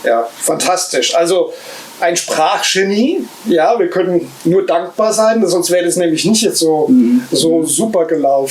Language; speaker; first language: German; native; German